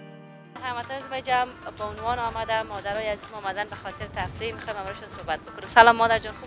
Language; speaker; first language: Persian; native; Persian